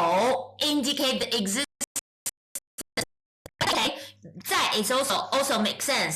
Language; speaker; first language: English; non-native, fluent; Chinese